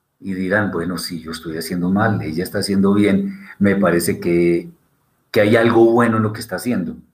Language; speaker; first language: Spanish; native; Spanish